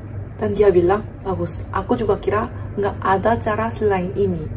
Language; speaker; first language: Indonesian; non-native, fluent; Korean